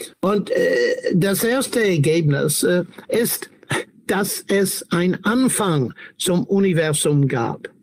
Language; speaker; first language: German; non-native, fluent; English